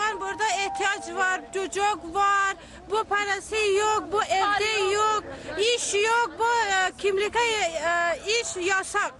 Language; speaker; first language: Turkish; non-native, learner; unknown